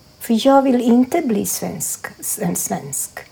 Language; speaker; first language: Swedish; non-native, fluent; Croatian